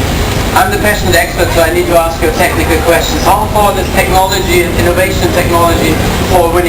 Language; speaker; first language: English; native; English